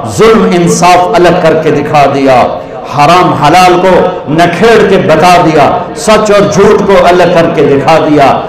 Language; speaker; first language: Urdu; non-native, local second language; Punjabi